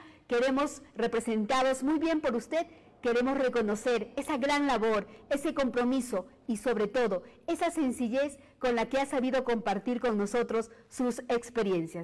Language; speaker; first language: Spanish; native; Spanish